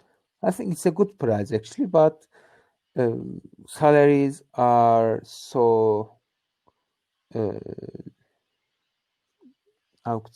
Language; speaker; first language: English; non-native, learner; Turkish